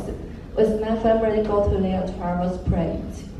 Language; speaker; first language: English; non-native, learner; Chinese